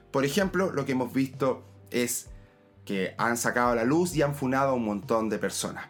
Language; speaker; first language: Spanish; native; Spanish